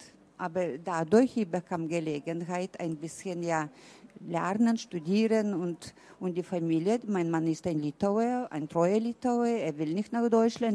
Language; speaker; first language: German; early bilingual, heritage; German